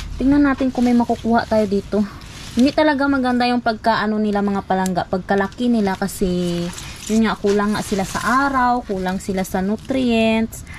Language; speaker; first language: Filipino; non-native, local second language; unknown